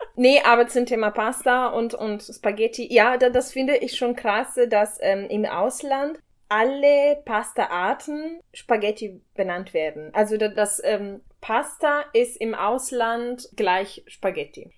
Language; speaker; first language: German; non-native, fluent; Italian